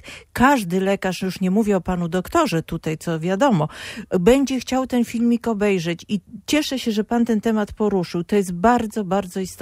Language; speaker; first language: Polish; native; Polish